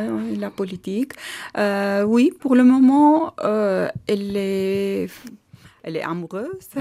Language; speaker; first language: French; non-native, fluent; Armenian